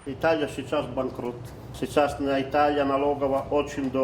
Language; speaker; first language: Russian; non-native, learner; Italian